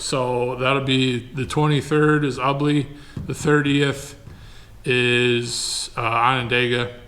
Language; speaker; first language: English; native; English